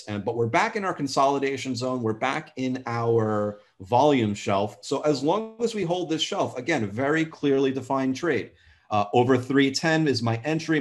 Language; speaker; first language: English; native; English